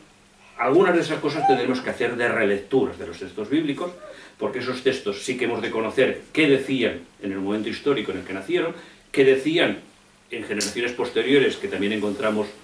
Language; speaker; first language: Spanish; native; Spanish